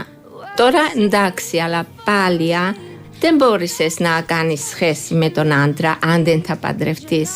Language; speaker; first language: Greek; non-native, learner; Georgian